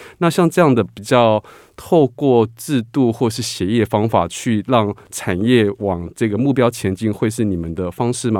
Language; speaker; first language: Chinese; native; Chinese